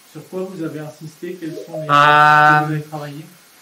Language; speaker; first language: French; native; French